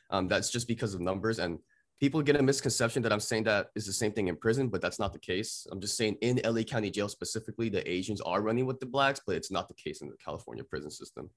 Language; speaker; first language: English; native; English